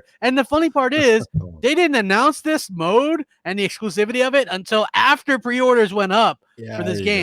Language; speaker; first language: English; native; English